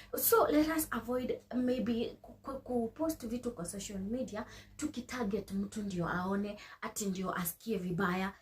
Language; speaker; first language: Swahili; non-native, local second language; Kikuyu